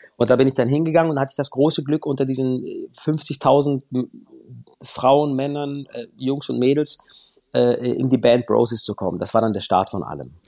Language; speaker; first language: German; native; German